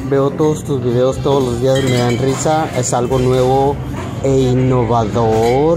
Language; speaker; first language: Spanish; early bilingual, heritage; Spanish